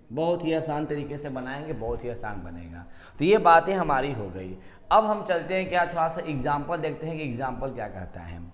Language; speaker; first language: Hindi; native; Hindi